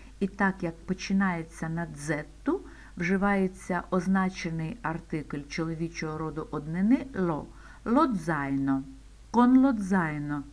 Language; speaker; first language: Ukrainian; native; Ukrainian